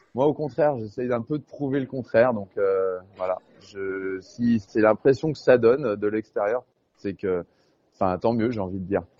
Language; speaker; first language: French; native; French